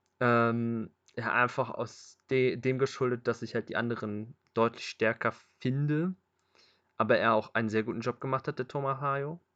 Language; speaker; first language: German; native; German